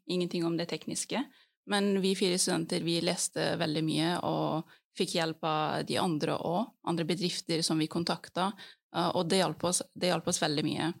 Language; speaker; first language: Norwegian; early bilingual, other home language; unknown